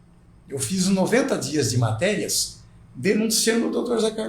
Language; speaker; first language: Portuguese; native; Portuguese